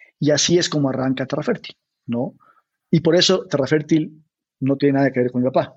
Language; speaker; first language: Spanish; native; Spanish